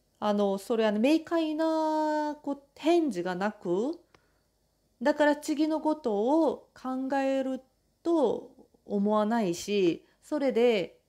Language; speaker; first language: Japanese; non-native, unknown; Korean